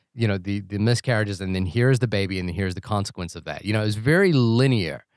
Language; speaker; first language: English; native; English